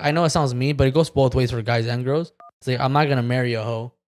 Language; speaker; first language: English; native; English